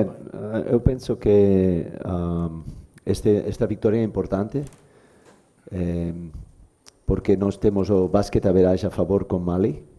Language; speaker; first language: Portuguese; non-native, learner; Spanish